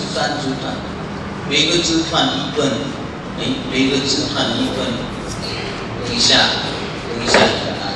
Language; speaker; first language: Chinese; non-native, learner; Korean